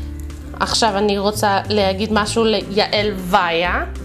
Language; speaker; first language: Hebrew; non-native, fluent; English